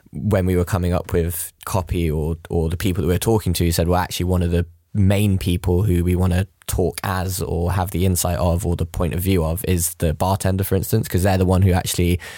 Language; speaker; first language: English; native; English